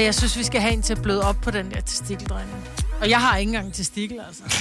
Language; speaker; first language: Danish; native; Danish